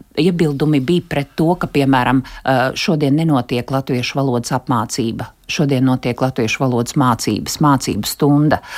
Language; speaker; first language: Latvian; native; Latvian